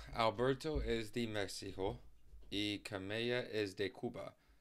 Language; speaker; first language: Spanish; non-native, learner; English